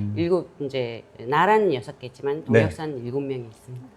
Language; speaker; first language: Korean; non-native, fluent; Mongolian